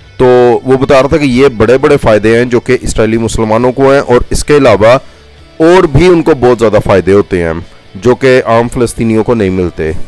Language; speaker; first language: Urdu; non-native, local second language; Punjabi